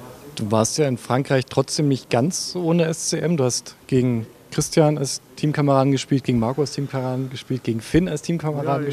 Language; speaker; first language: German; native; German